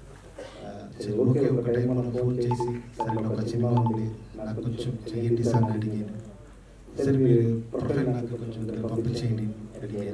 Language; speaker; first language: Telugu; non-native, learner; Tamil